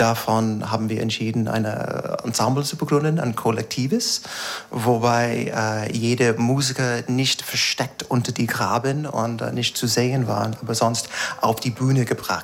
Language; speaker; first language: German; non-native, fluent; English